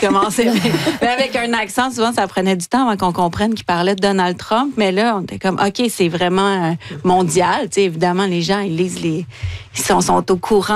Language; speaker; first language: French; native; French